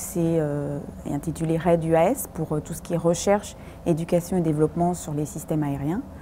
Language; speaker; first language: French; native; French